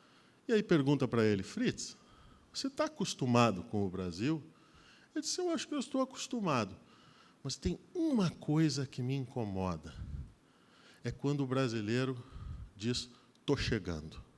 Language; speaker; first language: Portuguese; native; Portuguese